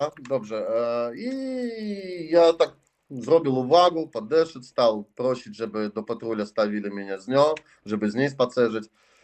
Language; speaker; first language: Polish; non-native, learner; Russian